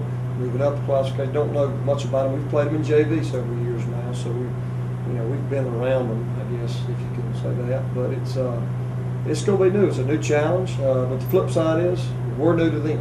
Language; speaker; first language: English; native; English